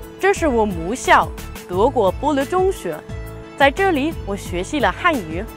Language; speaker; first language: Chinese; non-native, learner; German